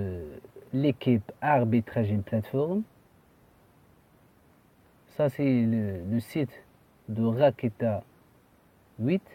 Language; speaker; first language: French; non-native, fluent; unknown